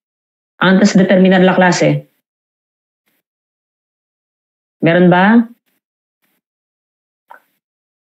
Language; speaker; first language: Spanish; non-native, fluent; Filipino